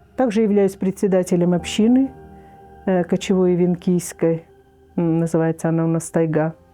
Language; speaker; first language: Russian; native; Russian